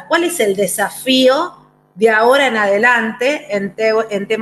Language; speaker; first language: Spanish; native; Spanish